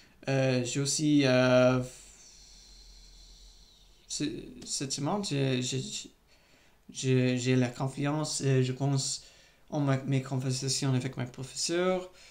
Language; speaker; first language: French; non-native, learner; English